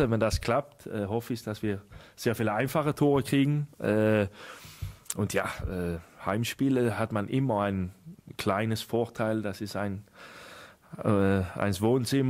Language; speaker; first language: German; non-native, fluent; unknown